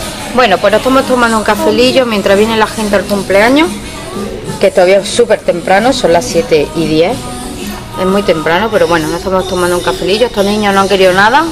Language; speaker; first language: Spanish; native; Spanish